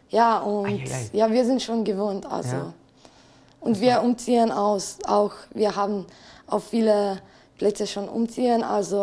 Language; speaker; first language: German; non-native, fluent; Slovenian